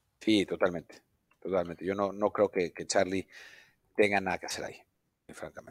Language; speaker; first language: Spanish; native; Spanish